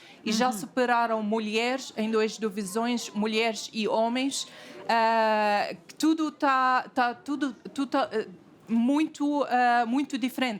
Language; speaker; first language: Portuguese; non-native, fluent; Arabic